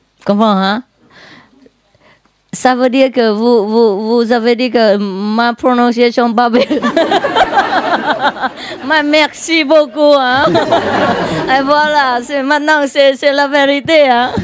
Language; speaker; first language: French; non-native, learner; Vietnamese